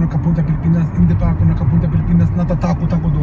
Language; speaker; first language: Filipino; non-native, learner; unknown